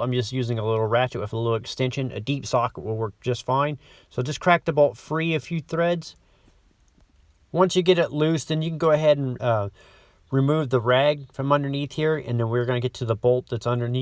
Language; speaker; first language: English; native; English